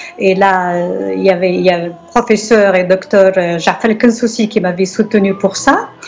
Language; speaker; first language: French; non-native, local second language; Arabic